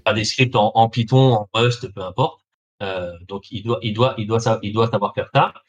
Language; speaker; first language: French; native; French